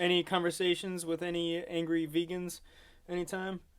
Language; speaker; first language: English; native; English